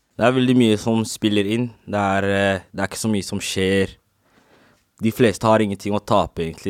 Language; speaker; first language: Norwegian; native; Norwegian